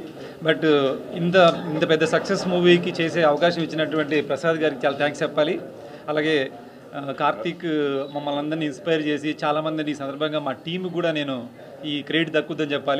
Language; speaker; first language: Telugu; native; Telugu